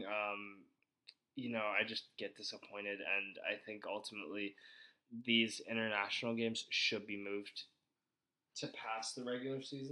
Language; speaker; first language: English; native; English